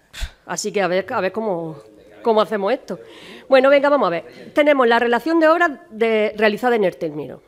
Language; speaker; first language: Spanish; native; Spanish